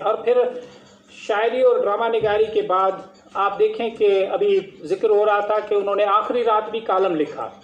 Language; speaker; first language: Urdu; non-native, local second language; Sindhi